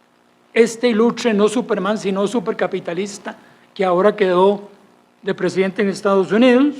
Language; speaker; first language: Spanish; native; Spanish